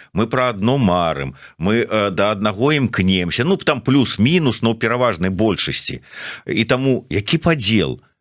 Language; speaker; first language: Belarusian; non-native, local second language; Russian